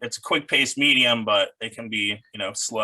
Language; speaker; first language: English; native; English